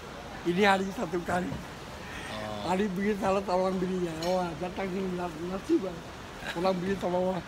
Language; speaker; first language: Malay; non-native, local second language; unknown